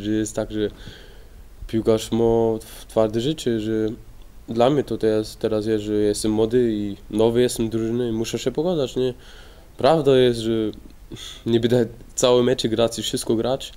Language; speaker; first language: Polish; early bilingual, heritage; Polish